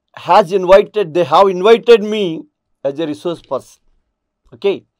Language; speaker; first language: English; non-native, local second language; Telugu